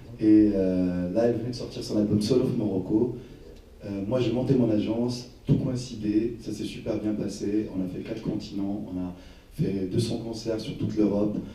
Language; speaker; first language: French; non-native, local second language; Arabic